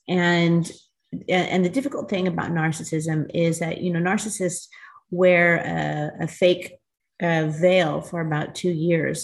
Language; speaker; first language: English; native; English